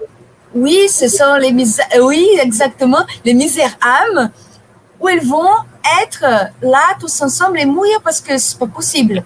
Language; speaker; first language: French; non-native, fluent; Portuguese